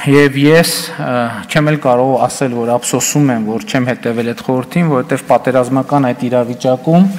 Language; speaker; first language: Armenian; native; Armenian